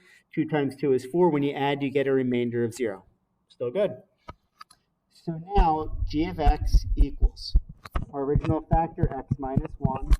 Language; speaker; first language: English; native; English